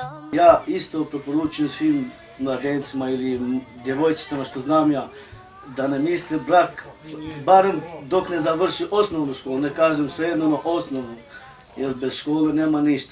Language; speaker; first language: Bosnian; non-native, local second language; Romany